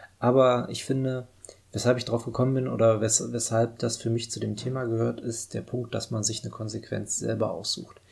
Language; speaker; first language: German; native; German